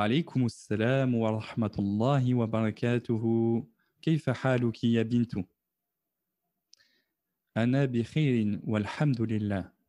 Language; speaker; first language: Arabic; non-native, fluent; French